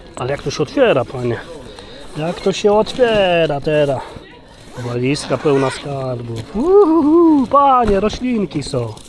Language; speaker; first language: Polish; native; Polish